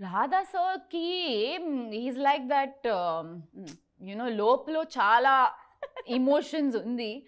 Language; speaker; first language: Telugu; non-native, learner; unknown